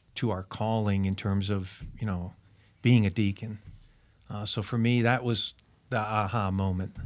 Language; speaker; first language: English; native; English